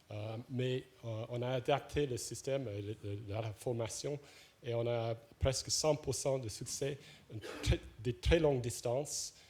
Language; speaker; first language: French; non-native, fluent; English